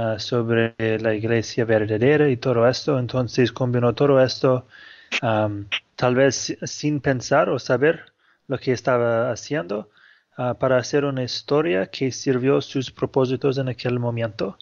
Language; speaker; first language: Spanish; non-native, fluent; English